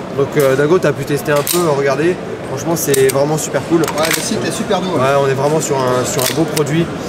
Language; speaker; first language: French; native; French